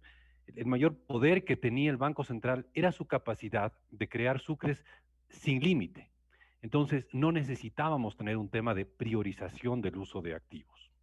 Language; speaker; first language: Spanish; native; Spanish